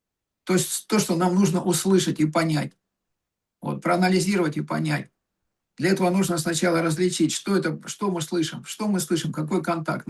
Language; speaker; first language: Russian; native; Russian